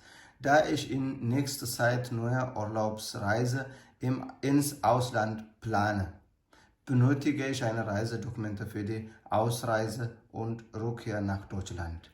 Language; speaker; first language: German; non-native, learner; Amharic